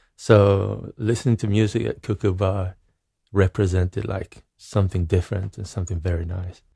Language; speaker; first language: English; non-native, fluent; Swedish